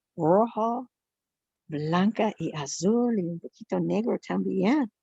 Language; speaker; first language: Spanish; non-native, learner; English